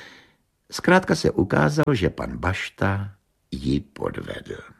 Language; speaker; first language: Czech; native; Czech